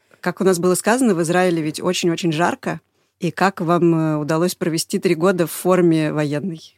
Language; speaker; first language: Russian; native; Russian